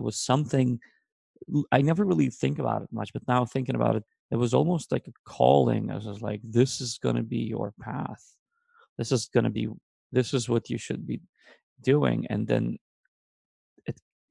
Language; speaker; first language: English; non-native, fluent; Hebrew